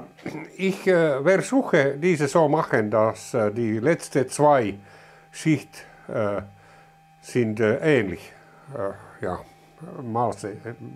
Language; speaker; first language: German; non-native, learner; Finnish